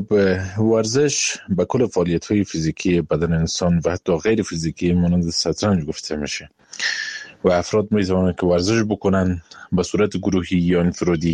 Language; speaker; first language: Persian; native; Persian